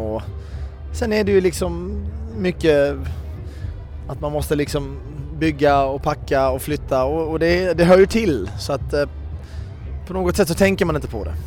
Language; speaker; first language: Swedish; early bilingual, other home language; Romanian